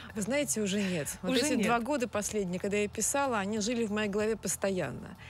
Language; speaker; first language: Russian; native; Russian